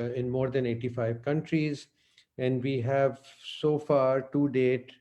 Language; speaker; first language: English; non-native, local second language; Urdu